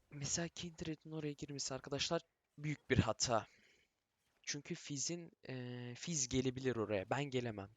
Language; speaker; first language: Turkish; early bilingual, other home language; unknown